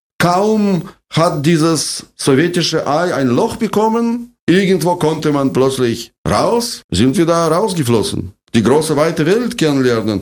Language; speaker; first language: German; non-native, fluent; Russian